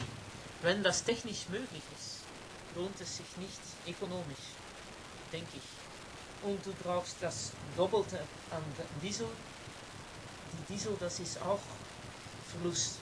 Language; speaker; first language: German; non-native, learner; Dutch